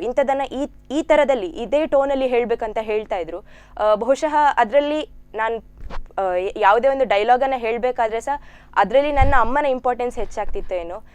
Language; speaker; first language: Kannada; non-native, local second language; Tulu